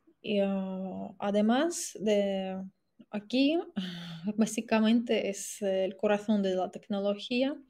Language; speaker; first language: Spanish; non-native, fluent; Russian